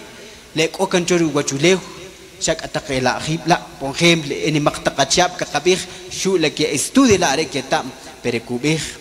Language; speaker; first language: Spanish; non-native, local second language; Kʼicheʼ